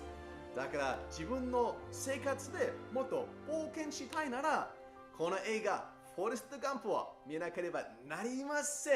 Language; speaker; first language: Japanese; non-native, fluent; English